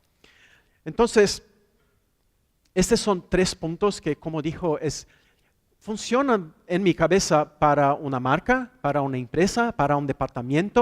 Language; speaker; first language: Spanish; non-native, fluent; Portuguese